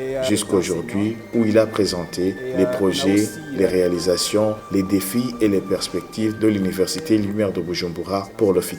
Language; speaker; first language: French; non-native, local second language; Rundi